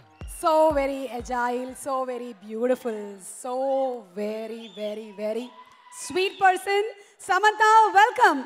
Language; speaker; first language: Telugu; native; Telugu